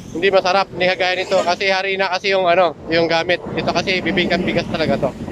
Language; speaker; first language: Filipino; non-native, local second language; Masbatenyo